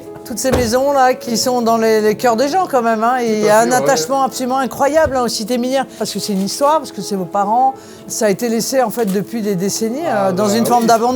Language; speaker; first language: French; native; French